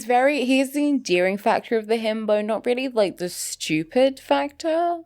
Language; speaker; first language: English; native; English